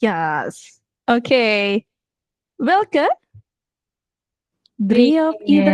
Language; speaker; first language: Dutch; non-native, fluent; Indonesian